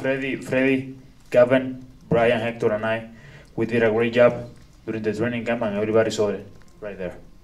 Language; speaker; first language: English; non-native, fluent; Spanish